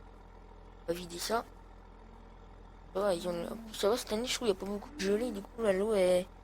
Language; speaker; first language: French; native; French